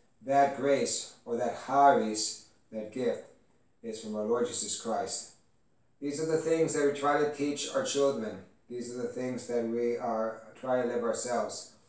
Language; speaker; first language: English; early bilingual, other home language; Greek